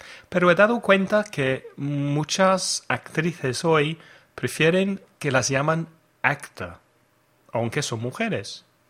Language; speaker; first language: Spanish; non-native, fluent; English